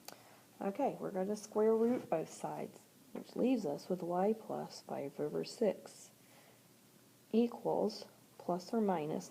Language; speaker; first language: English; native; English